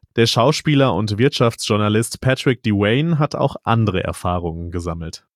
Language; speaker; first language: German; native; German